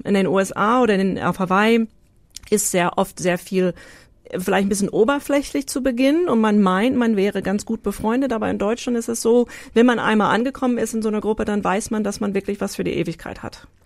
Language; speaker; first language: German; non-native, fluent; English